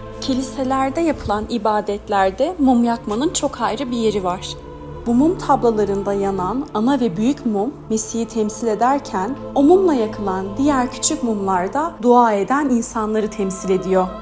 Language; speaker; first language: Turkish; native; Turkish